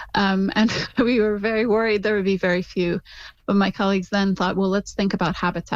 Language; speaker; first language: English; native; English